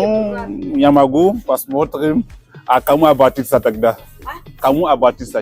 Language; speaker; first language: Russian; non-native, learner; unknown